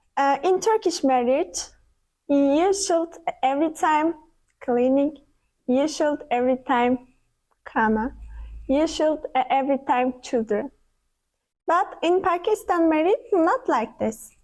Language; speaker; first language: English; non-native, learner; Turkish